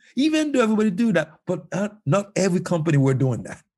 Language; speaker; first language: English; non-native, fluent; Haitian Creole